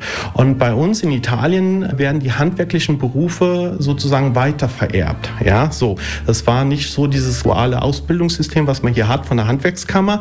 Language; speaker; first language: German; early bilingual, other home language; Italian